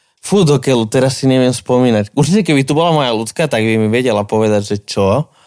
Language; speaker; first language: Slovak; non-native, fluent; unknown